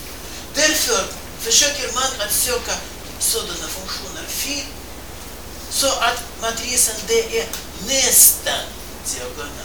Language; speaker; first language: Swedish; non-native, fluent; Russian